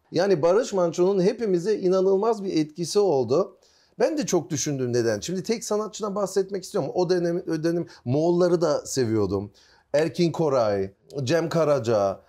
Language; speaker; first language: Turkish; early bilingual, heritage; Turkish